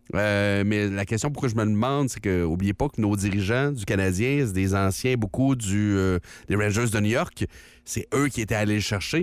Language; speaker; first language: French; native; French